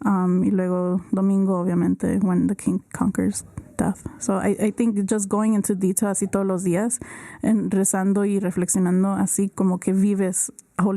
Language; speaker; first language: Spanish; early bilingual, heritage; Spanish